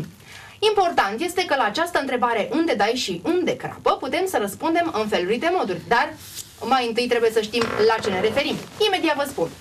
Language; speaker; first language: Romanian; native; Romanian